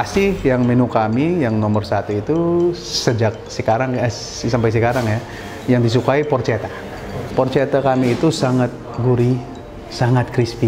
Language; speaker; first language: Indonesian; non-native, fluent; Filipino